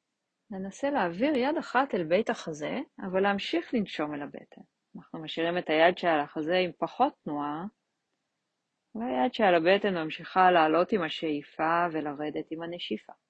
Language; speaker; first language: Hebrew; native; Hebrew